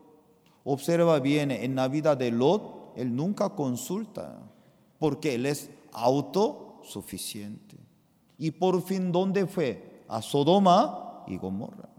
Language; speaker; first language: Spanish; non-native, fluent; Korean